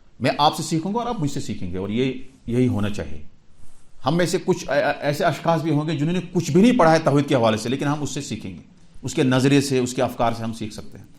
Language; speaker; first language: Urdu; non-native, local second language; Kashmiri